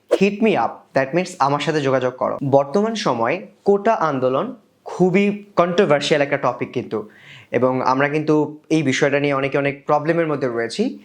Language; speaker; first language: Bangla; native; Bangla